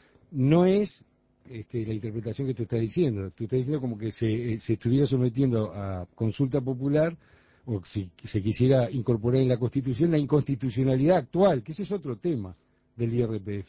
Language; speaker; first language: Spanish; native; Spanish